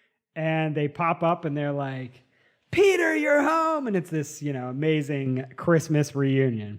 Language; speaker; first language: English; native; English